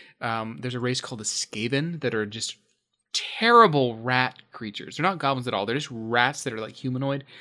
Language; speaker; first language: English; native; English